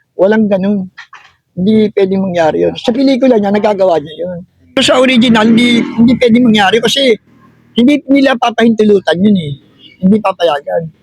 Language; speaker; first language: Filipino; native; Filipino